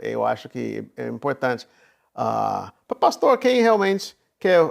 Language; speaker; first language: Portuguese; non-native, fluent; English